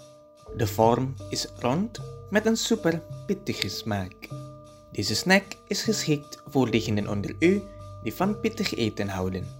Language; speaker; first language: Dutch; non-native, fluent; Indonesian